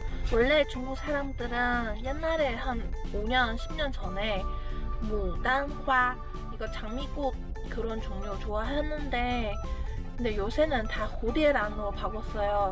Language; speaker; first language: Korean; early bilingual, heritage; Korean